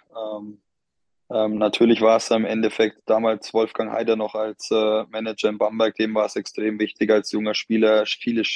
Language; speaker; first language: German; native; German